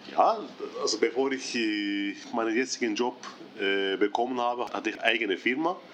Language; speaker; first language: German; non-native, fluent; Turkish